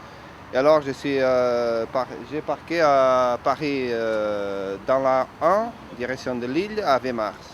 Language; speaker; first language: French; non-native, fluent; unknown